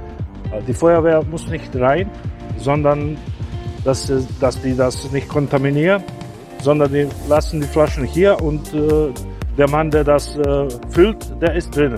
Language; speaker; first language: German; non-native, learner; Croatian